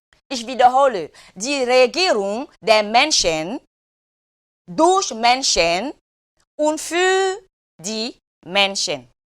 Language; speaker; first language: German; non-native, fluent; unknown